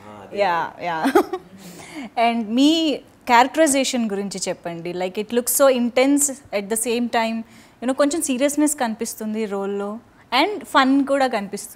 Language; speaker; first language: Telugu; native; Telugu